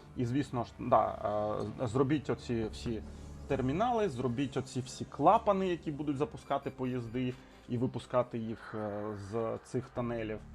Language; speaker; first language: Ukrainian; non-native, local second language; Russian